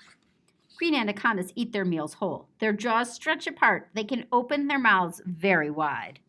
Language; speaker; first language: English; native; English